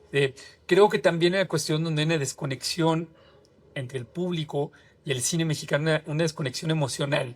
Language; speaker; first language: Spanish; native; Spanish